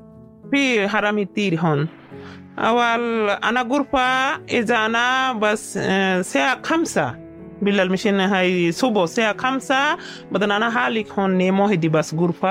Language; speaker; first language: Arabic; non-native, learner; Bangla